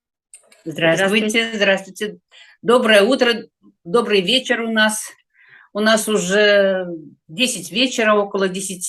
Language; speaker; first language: Russian; native; Russian